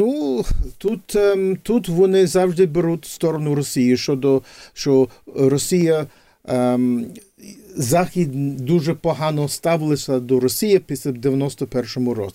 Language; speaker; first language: Ukrainian; early bilingual, heritage; English